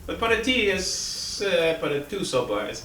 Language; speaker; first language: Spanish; non-native, learner; English